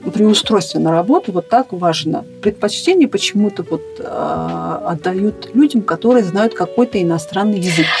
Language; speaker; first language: Russian; non-native, local second language; Armenian